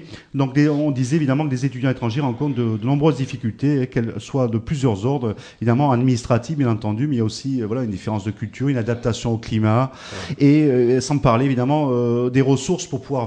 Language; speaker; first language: French; native; French